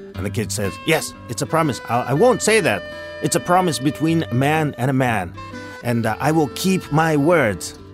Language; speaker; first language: English; early bilingual, other home language; Japanese